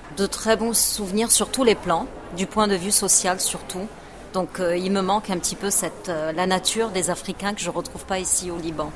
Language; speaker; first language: French; native; French